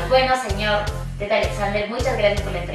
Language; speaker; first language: Spanish; native; Spanish